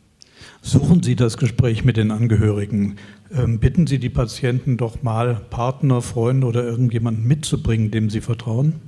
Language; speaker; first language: German; native; German